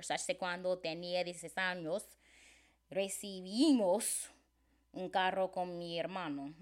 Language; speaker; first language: Spanish; non-native, fluent; English